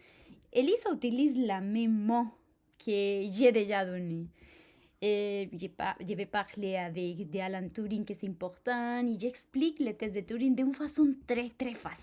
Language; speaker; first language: French; non-native, fluent; Spanish